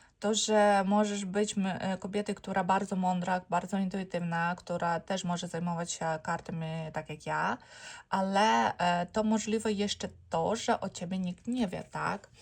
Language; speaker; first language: Polish; non-native, learner; Ukrainian